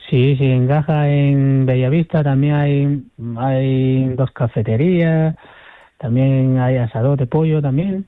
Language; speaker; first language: Spanish; non-native, fluent; Chinese